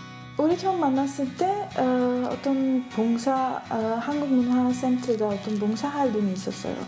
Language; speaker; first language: Korean; non-native, learner; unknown